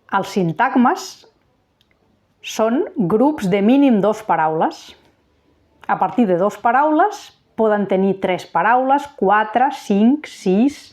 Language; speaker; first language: Catalan; native; Catalan